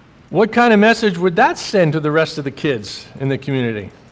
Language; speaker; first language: English; native; English